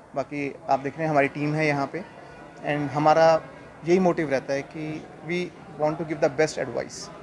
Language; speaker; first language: Hindi; native; Hindi